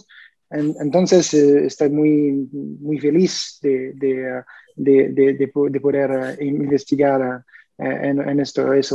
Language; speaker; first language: Spanish; non-native, learner; French